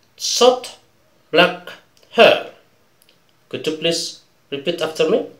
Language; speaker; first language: English; non-native, fluent; Indonesian